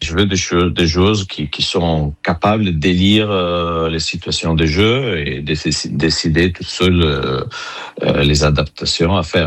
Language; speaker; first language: French; non-native, fluent; Italian